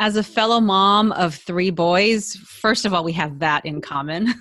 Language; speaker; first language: English; native; English